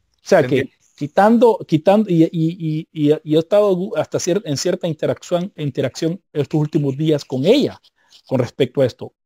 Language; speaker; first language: Spanish; native; Spanish